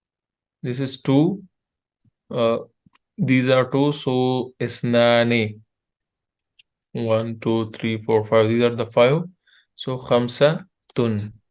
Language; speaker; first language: English; non-native, fluent; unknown